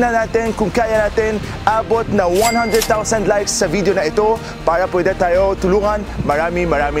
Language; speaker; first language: Filipino; non-native, learner; Arabic